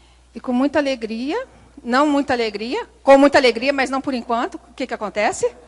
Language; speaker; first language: Portuguese; native; Portuguese